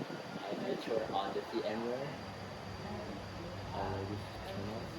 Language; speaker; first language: English; non-native, learner; Indonesian